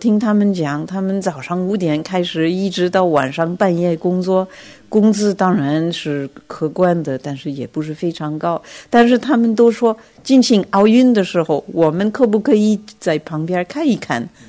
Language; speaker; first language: Chinese; non-native, fluent; French